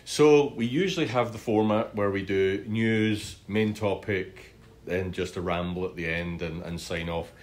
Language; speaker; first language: English; native; English